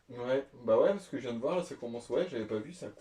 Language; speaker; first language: French; native; French